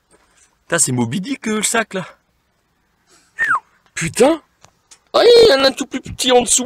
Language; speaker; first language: French; native; French